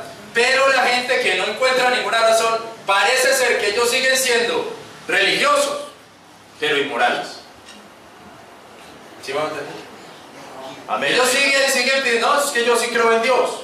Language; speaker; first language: Spanish; native; Spanish